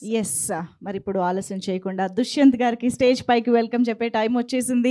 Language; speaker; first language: Telugu; native; Telugu